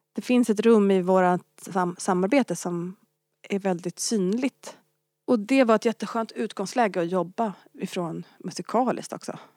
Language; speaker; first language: Swedish; non-native, local second language; French